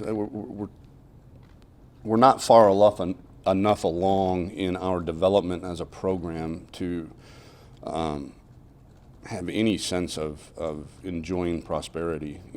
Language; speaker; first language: English; native; English